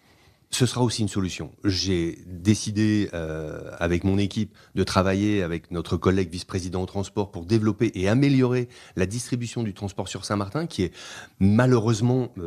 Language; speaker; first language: French; native; French